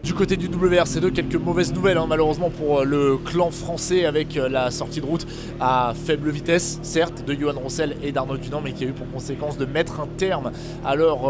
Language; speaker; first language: French; native; French